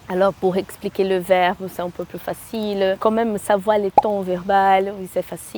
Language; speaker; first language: French; non-native, fluent; Portuguese